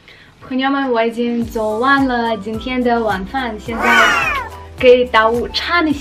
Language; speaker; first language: Chinese; non-native, learner; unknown